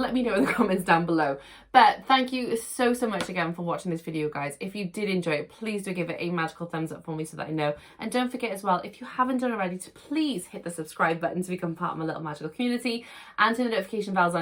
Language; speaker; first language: English; native; English